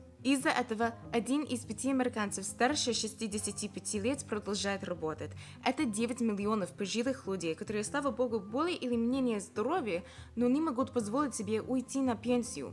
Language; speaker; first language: Russian; non-native, fluent; English